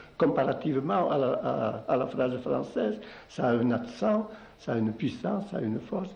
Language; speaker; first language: French; non-native, local second language; Occitan